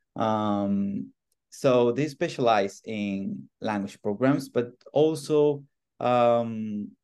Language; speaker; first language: English; non-native, fluent; Spanish